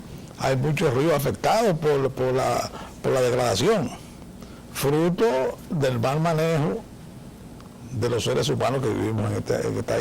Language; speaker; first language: Spanish; native; Spanish